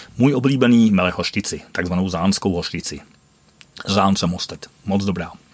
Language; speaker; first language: Czech; non-native, fluent; Dutch